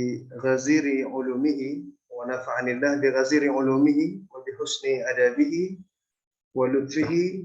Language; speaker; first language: Arabic; non-native, fluent; Indonesian